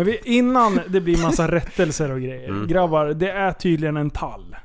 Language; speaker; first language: Swedish; native; Swedish